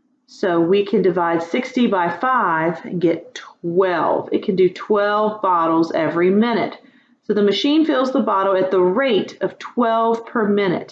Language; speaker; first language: English; native; English